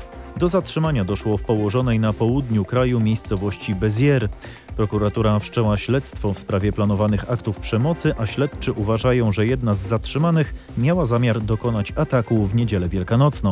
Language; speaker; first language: Polish; native; Polish